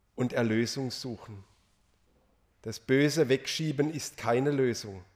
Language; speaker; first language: German; native; German